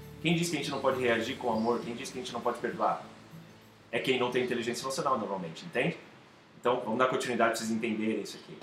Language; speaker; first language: Portuguese; native; Portuguese